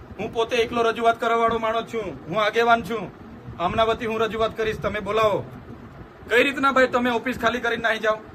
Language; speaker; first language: Gujarati; non-native, local second language; Vasavi